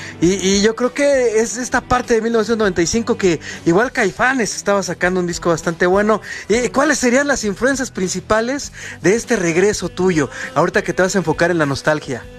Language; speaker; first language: Spanish; native; Spanish